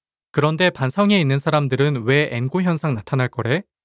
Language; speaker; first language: Korean; native; Korean